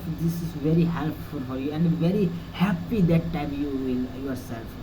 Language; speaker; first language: English; non-native, learner; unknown